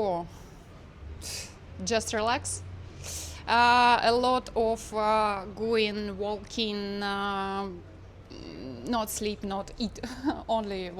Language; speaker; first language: English; non-native, learner; Russian